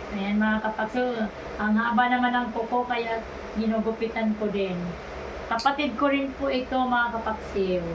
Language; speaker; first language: Filipino; native; Filipino